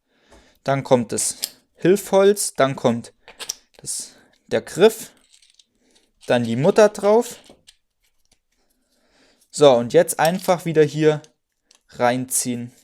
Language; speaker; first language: German; native; German